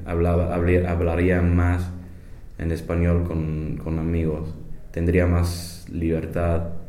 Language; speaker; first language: Spanish; non-native, fluent; English